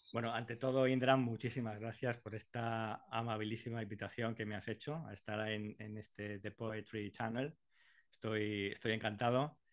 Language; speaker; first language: Spanish; native; Spanish